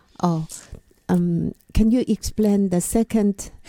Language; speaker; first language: English; non-native, fluent; Chinese